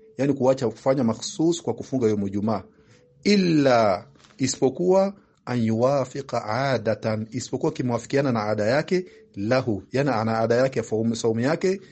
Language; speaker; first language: Swahili; native; Swahili